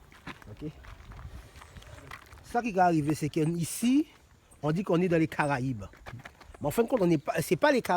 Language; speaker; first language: French; non-native, local second language; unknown